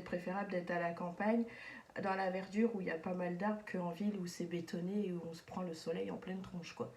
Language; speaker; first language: French; native; French